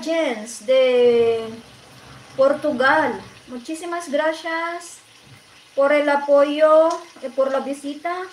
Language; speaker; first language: Spanish; non-native, fluent; Filipino